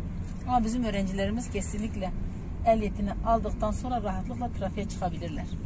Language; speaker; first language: Turkish; native; Turkish